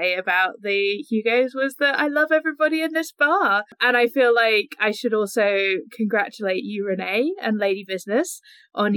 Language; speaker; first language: English; native; English